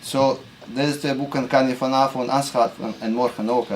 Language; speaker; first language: Dutch; non-native, fluent; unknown